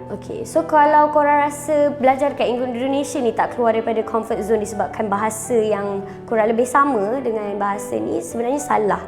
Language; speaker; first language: Malay; native; Malay